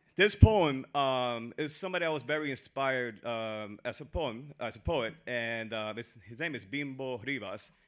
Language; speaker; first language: English; native; English